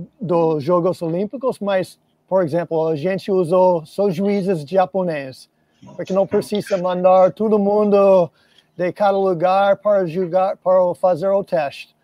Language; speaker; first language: Portuguese; non-native, fluent; English